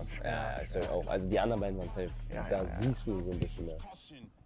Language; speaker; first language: German; native; German